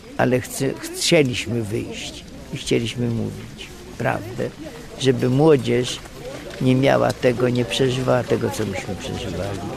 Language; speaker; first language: Polish; native; Polish